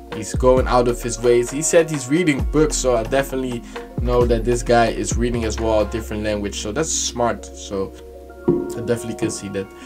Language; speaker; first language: English; non-native, fluent; Dutch